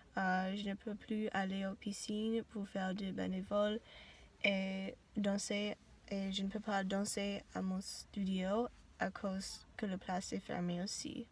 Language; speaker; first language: French; non-native, learner; English